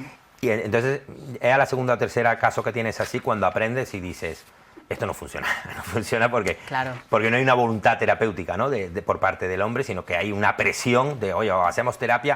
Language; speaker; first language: Spanish; native; Spanish